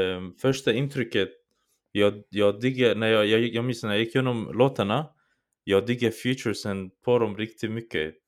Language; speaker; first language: Swedish; early bilingual, other home language; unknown